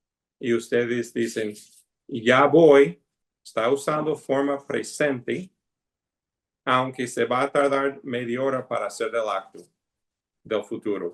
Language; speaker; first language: Spanish; non-native, fluent; English